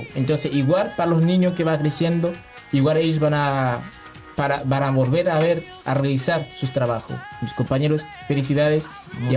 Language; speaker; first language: Spanish; non-native, learner; Haitian Creole